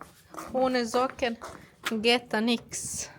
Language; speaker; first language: German; early bilingual, other home language; Bosnian